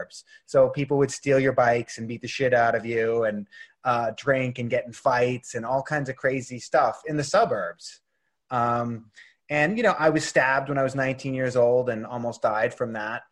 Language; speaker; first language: English; native; English